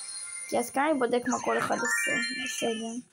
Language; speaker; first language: Hebrew; native; Hebrew